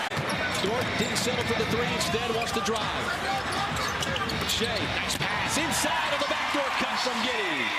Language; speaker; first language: English; native; English